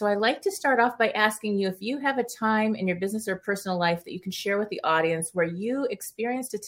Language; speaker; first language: English; early bilingual, other home language; Spanish